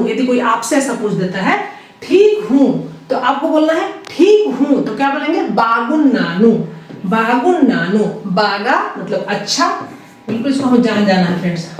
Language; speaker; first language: Hindi; native; Hindi